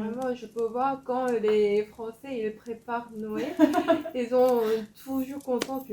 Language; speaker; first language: French; non-native, fluent; Korean